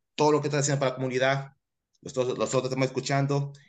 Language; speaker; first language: Spanish; early bilingual, heritage; Spanish